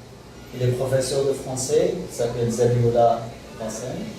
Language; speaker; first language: French; non-native, fluent; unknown